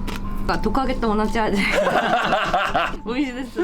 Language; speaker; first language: Japanese; non-native, learner; Korean